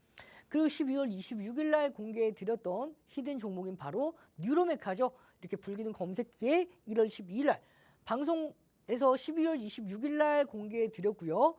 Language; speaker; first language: Korean; native; Korean